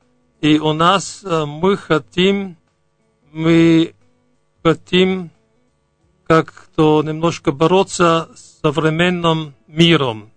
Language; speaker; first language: Russian; non-native, fluent; German